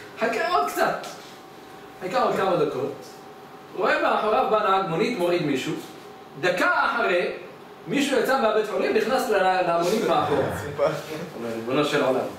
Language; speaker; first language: Hebrew; native; Hebrew